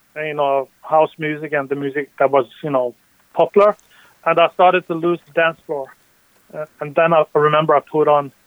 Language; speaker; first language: English; early bilingual, other home language; Norwegian